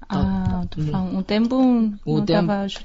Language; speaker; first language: Portuguese; non-native, fluent; Chinese